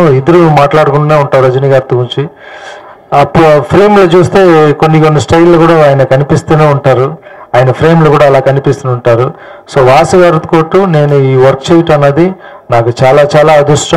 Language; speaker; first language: Telugu; non-native, local second language; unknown